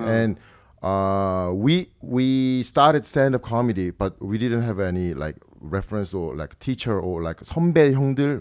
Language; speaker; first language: English; early bilingual, other home language; Korean